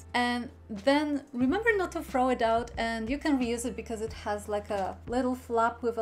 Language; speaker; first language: English; non-native, fluent; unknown